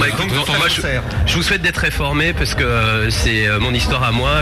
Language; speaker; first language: French; native; French